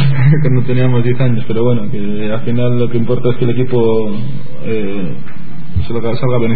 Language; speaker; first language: Spanish; native; Spanish